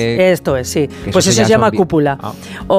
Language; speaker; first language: Spanish; native; Spanish